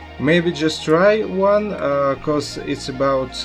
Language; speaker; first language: English; non-native, learner; Russian